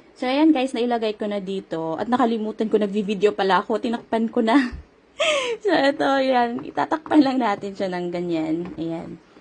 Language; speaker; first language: Filipino; native; Filipino